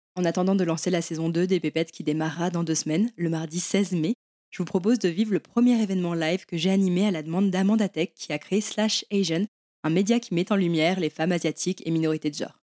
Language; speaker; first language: French; early bilingual, other home language; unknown